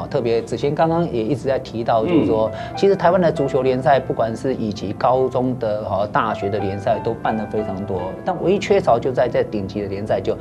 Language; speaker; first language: Chinese; native; Chinese